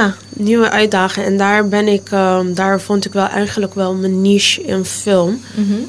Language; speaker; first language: Dutch; non-native, local second language; Papiamento